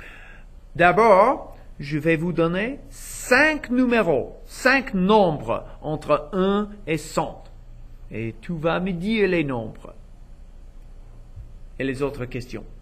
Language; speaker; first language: French; non-native, fluent; English